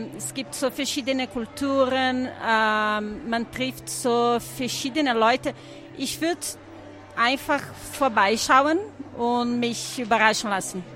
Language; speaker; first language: German; non-native, fluent; Portuguese